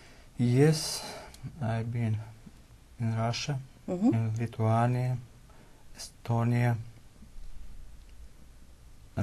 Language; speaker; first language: English; non-native, learner; Latvian